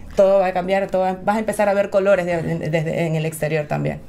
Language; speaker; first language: Spanish; native; Spanish